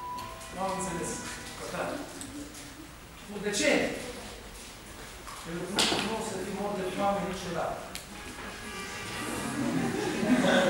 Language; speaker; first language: Romanian; non-native, learner; Hebrew